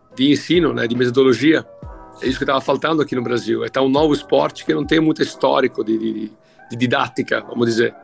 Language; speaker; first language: Portuguese; non-native, fluent; Italian